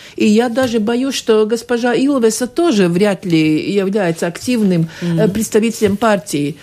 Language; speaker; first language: Russian; non-native, local second language; Latvian